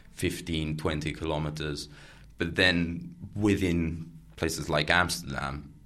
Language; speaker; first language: English; non-native, fluent; Catalan